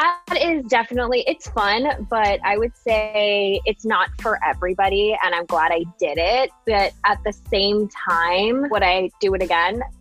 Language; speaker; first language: English; native; English